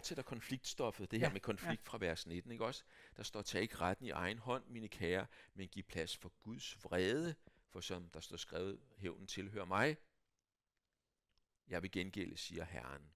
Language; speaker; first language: Danish; native; Danish